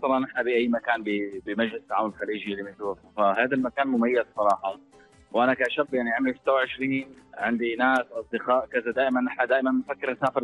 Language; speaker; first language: Arabic; native; Arabic